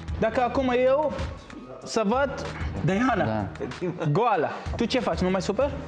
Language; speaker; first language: Romanian; non-native, learner; Arabic